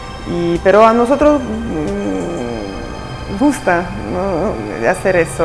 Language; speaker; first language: Spanish; non-native, fluent; Italian